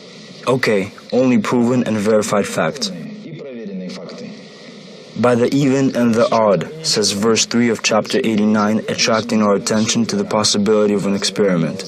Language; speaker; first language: English; non-native, fluent; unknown